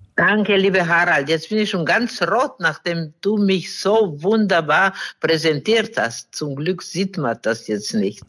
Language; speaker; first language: German; non-native, fluent; Romanian